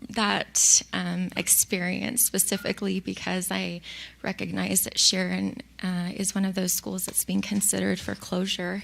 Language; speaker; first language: English; early bilingual, other home language; Spanish